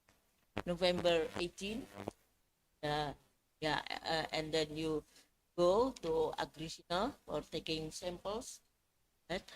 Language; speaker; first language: English; non-native, fluent; Indonesian